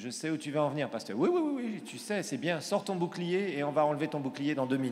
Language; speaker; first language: French; native; French